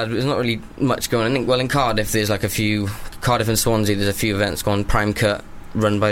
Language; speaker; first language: English; native; English